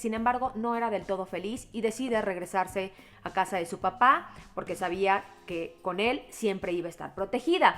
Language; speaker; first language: Spanish; native; Spanish